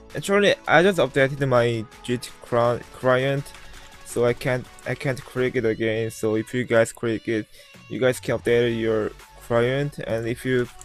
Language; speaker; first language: English; non-native, learner; Korean